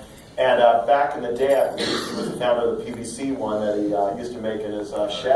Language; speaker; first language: English; native; English